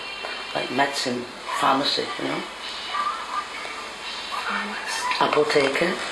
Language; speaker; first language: English; non-native, fluent; Czech